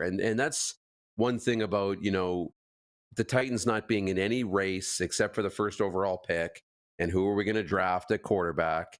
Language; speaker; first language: English; native; English